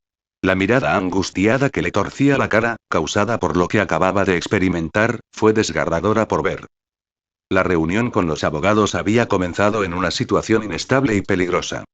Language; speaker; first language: Spanish; native; Spanish